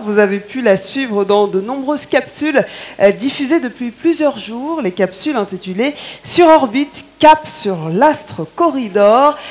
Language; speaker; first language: French; non-native, local second language; Wolof